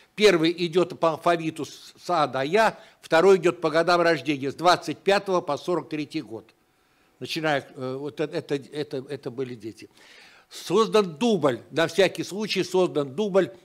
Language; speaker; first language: Russian; native; Russian